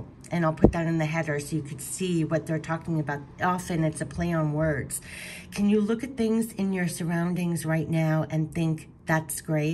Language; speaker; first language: English; native; English